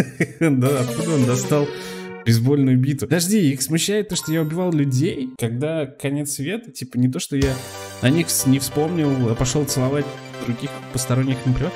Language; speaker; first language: Russian; native; Russian